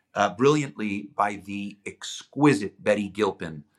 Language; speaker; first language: English; non-native, fluent; Greek